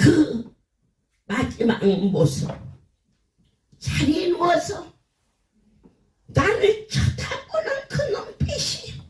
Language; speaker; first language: Korean; native; Korean